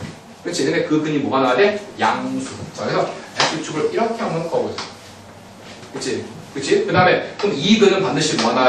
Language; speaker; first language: Korean; native; Korean